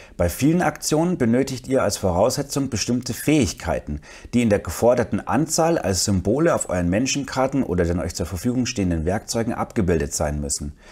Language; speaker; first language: German; native; German